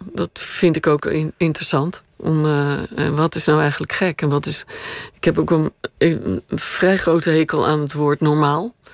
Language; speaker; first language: Dutch; native; Dutch